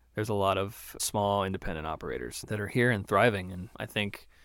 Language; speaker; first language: English; native; English